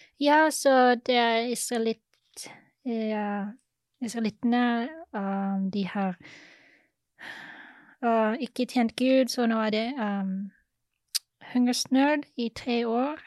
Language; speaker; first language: Norwegian; non-native, fluent; English